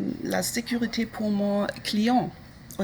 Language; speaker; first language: French; non-native, learner; German